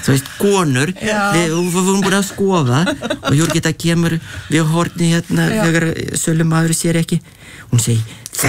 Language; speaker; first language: Icelandic; non-native, fluent; Lithuanian